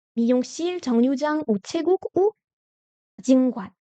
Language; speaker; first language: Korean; non-native, fluent; French